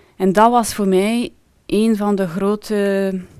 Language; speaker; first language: Dutch; native; Dutch